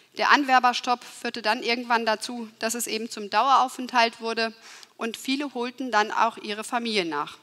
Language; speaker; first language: German; early bilingual, other home language; Turkish